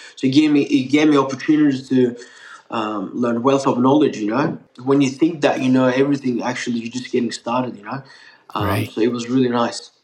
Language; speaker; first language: English; non-native, fluent; Turkish